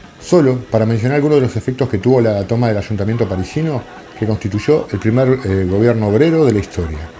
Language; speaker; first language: Spanish; native; Spanish